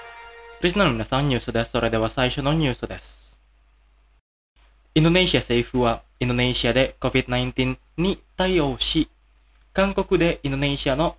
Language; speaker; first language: Japanese; non-native, fluent; Indonesian